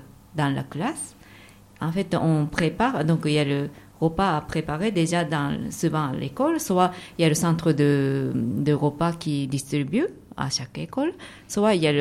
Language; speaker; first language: French; non-native, fluent; Japanese